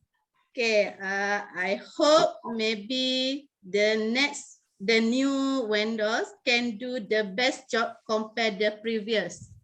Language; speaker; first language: English; non-native, learner; Malay